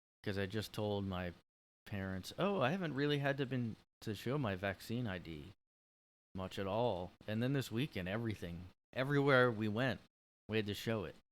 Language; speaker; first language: English; native; English